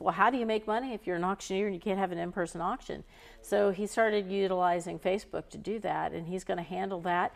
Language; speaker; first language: English; native; English